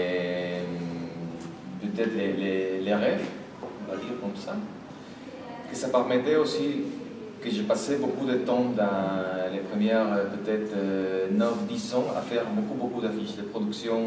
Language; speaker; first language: French; non-native, fluent; Spanish